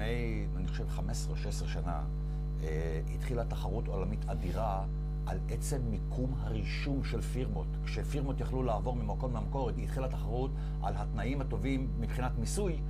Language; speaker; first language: Hebrew; native; Hebrew